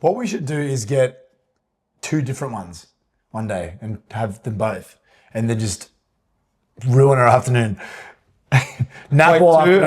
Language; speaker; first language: English; native; English